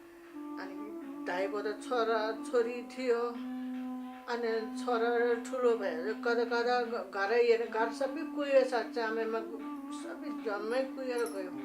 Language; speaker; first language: Nepali; non-native, local second language; Tibetan